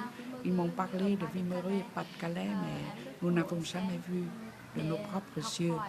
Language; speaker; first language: French; non-native, fluent; Vietnamese